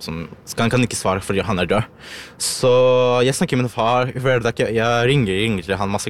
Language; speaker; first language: Norwegian; non-native, learner; Ukrainian